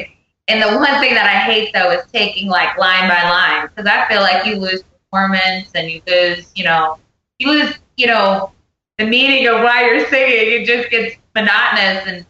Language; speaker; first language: English; native; English